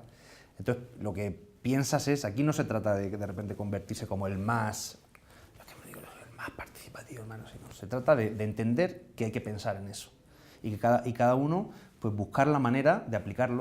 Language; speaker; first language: Spanish; native; Spanish